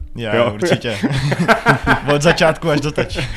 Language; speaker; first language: Czech; native; Czech